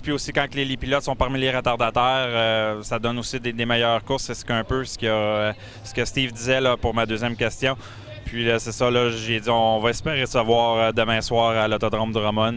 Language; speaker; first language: French; native; French